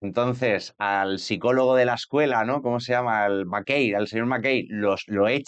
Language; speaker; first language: Spanish; native; Spanish